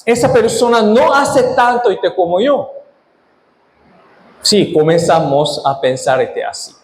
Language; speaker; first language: Spanish; non-native, fluent; Korean